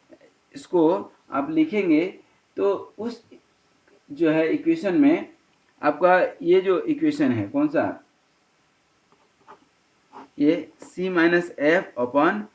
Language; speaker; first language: Hindi; native; Hindi